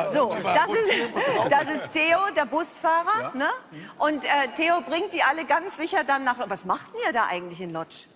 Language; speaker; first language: German; native; German